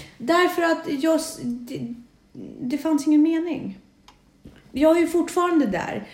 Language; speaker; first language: Swedish; early bilingual, other home language; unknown